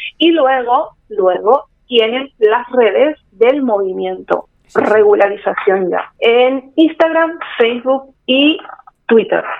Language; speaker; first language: Spanish; native; Spanish